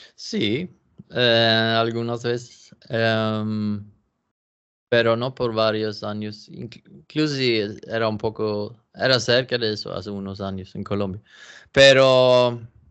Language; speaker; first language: Spanish; non-native, learner; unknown